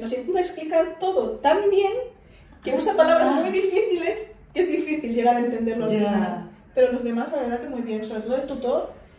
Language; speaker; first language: Spanish; native; Spanish